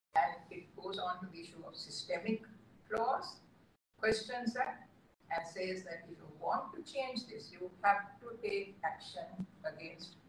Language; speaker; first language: English; non-native, local second language; Sinhala